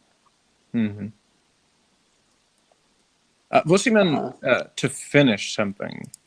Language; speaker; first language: Danish; non-native, learner; English